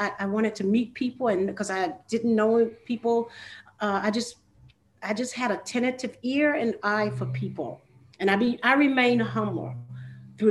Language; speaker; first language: English; native; English